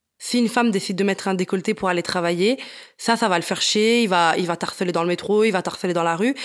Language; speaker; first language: French; early bilingual, other home language; Italian